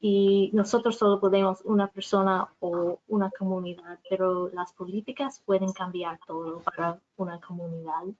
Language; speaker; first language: Spanish; non-native, fluent; English